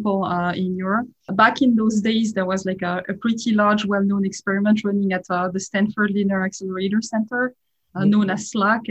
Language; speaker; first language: English; non-native, fluent; French